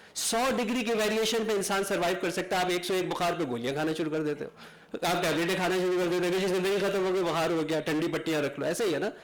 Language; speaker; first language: Urdu; native; Urdu